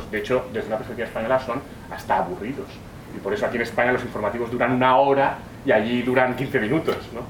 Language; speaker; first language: Spanish; native; Spanish